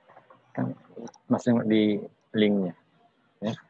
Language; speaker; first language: Indonesian; native; Indonesian